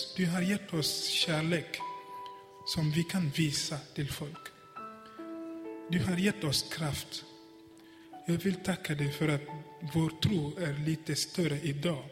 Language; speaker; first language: Swedish; non-native, fluent; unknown